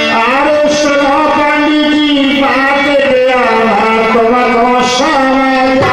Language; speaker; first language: Hindi; native; Hindi